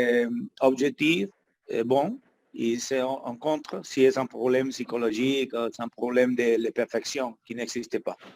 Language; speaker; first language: French; non-native, learner; Spanish